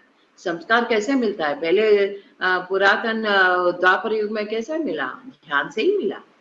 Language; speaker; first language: Hindi; non-native, local second language; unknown